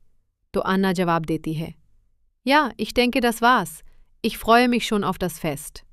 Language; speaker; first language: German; non-native, fluent; Hindi